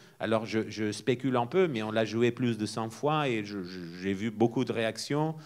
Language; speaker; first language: French; non-native, fluent; Portuguese